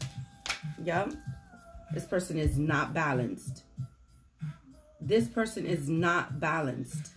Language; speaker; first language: English; native; English